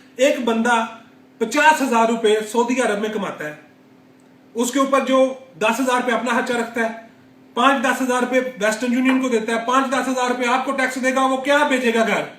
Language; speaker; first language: Urdu; non-native, local second language; Punjabi